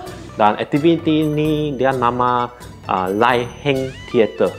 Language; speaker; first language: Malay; non-native, local second language; Chinese